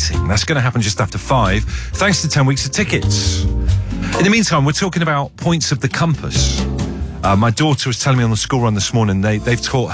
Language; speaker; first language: English; native; English